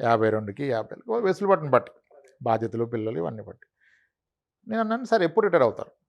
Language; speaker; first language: Telugu; non-native, local second language; Kannada